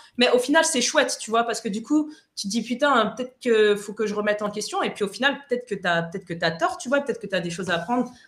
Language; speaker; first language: French; non-native, fluent; Spanish